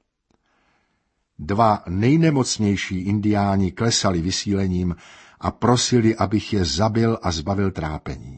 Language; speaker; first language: Czech; native; Czech